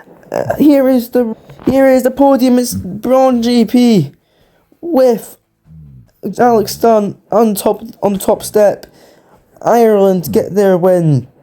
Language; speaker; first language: English; native; English